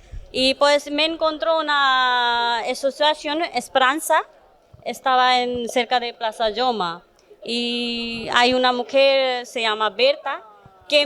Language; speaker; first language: Spanish; non-native, learner; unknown